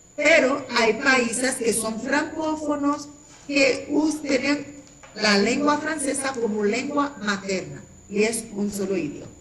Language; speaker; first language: Spanish; non-native, fluent; French